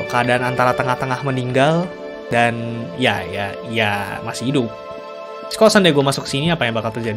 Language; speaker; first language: Indonesian; native; Indonesian